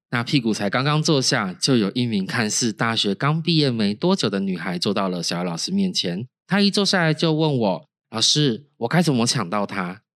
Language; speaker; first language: Chinese; native; Chinese